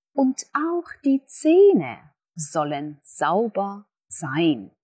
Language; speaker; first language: German; non-native, fluent; Russian